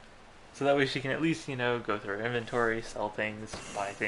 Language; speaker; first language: English; native; English